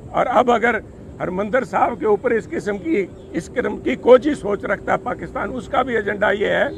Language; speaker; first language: Hindi; non-native, local second language; Punjabi